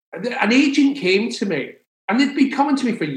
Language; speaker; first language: English; native; English